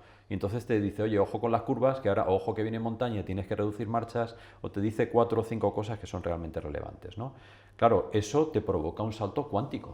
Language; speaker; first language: Spanish; native; Spanish